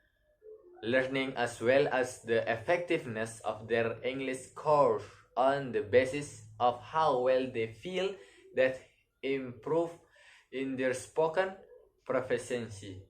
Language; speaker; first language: English; non-native, learner; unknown